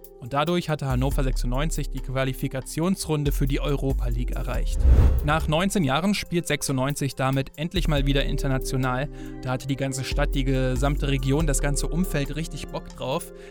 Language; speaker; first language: German; native; German